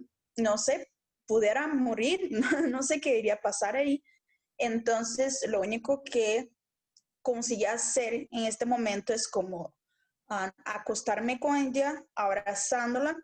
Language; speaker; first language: Spanish; non-native, local second language; Portuguese